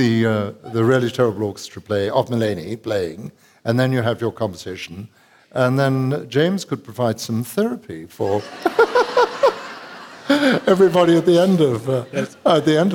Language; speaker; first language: English; native; English